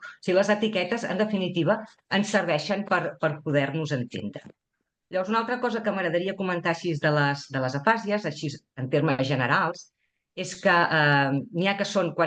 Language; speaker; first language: Catalan; native; Catalan